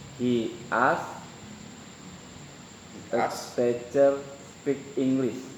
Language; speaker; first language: English; non-native, learner; Indonesian